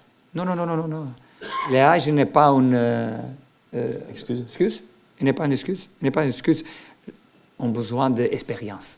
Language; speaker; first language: French; non-native, learner; Portuguese